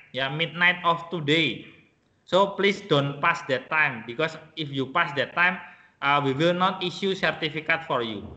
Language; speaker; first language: English; non-native, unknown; Indonesian